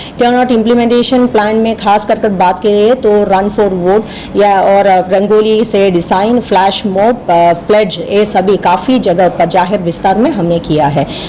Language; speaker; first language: Hindi; non-native, local second language; Malayalam